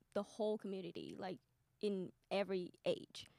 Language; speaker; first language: English; non-native, fluent; Vietnamese